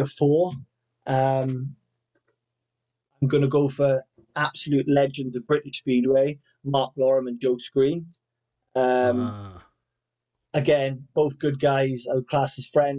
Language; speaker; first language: English; native; English